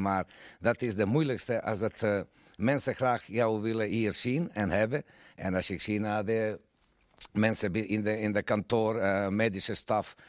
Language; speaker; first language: Dutch; non-native, fluent; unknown